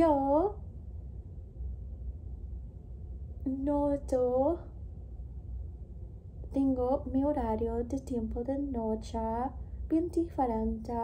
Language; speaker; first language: Spanish; non-native, learner; English